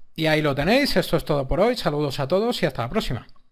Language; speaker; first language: Spanish; native; Spanish